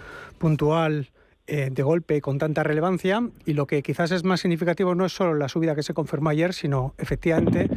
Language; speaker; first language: Spanish; native; Spanish